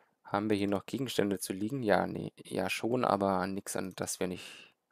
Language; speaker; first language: German; native; German